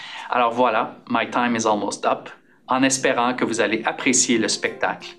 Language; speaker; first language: French; native; French